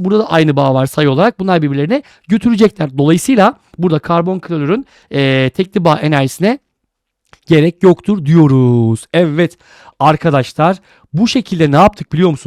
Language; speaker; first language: Turkish; native; Turkish